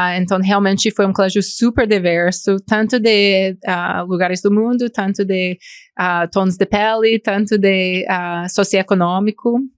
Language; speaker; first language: Portuguese; non-native, fluent; English